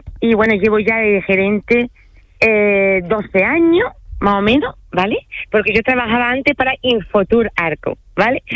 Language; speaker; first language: Spanish; early bilingual, other home language; French